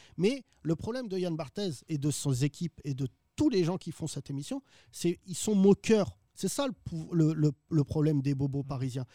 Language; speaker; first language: French; early bilingual, other home language; Arabic